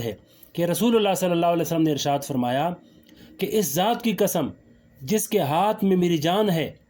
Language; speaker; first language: Urdu; native; Urdu